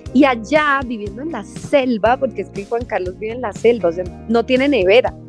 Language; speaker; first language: Spanish; native; Spanish